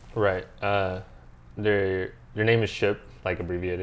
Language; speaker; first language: English; early bilingual, other home language; Spanish